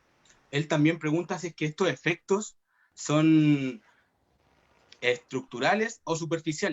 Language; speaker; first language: Spanish; native; Spanish